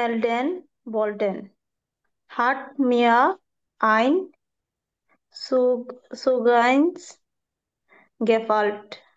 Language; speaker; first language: German; non-native, learner; Bangla